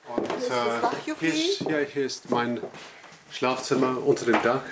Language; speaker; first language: German; non-native, learner; English